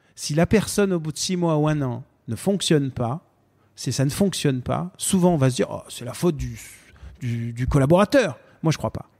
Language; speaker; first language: French; native; French